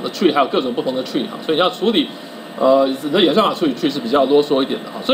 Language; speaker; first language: Chinese; native; Chinese